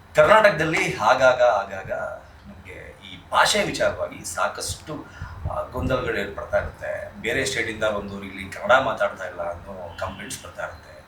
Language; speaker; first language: Kannada; native; Kannada